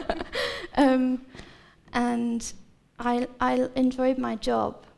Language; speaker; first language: English; native; English